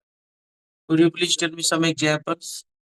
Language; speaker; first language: English; non-native, fluent; Hindi